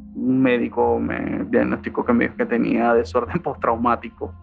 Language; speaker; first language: Spanish; native; Spanish